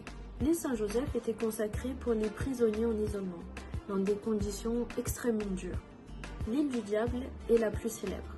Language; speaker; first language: French; native; French